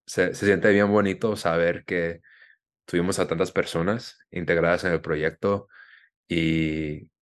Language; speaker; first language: Spanish; early bilingual, heritage; Spanish